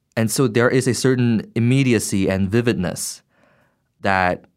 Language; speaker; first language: English; non-native, fluent; Chinese